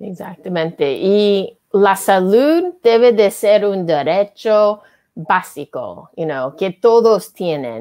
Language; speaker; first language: Spanish; non-native, learner; English